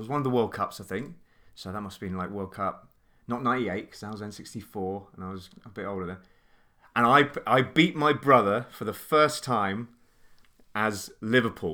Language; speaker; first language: English; native; English